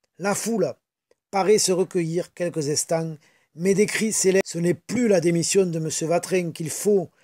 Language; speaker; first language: French; native; French